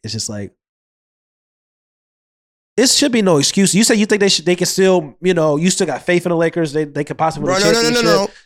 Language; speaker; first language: English; native; English